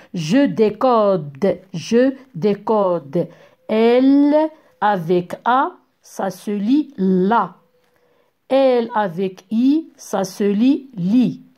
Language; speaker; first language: French; non-native, local second language; Arabic